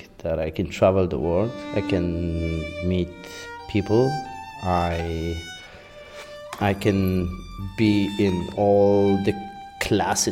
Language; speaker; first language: English; non-native, fluent; Polish